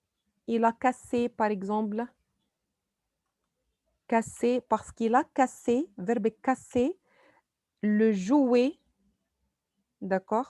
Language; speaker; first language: French; non-native, fluent; Arabic